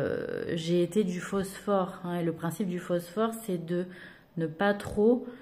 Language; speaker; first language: French; native; French